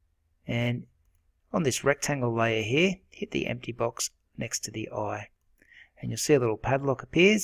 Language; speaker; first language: English; native; English